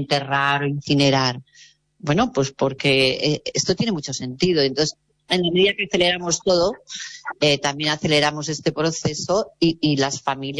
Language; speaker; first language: Spanish; native; Spanish